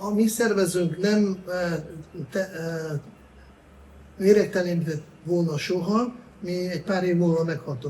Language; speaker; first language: Hungarian; non-native, fluent; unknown